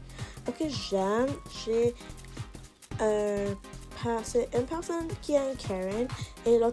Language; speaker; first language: French; non-native, learner; English